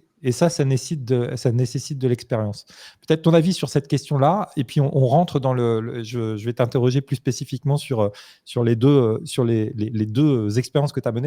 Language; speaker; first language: French; native; French